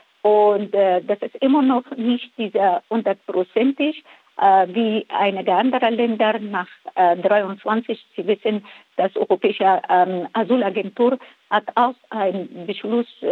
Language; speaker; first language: German; non-native, fluent; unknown